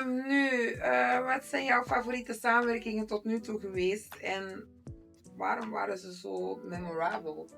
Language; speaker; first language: Dutch; native; Dutch